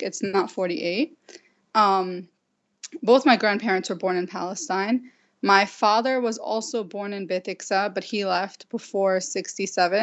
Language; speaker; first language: English; native; English